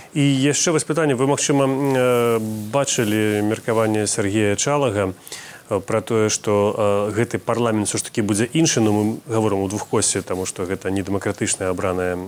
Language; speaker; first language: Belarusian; native; Belarusian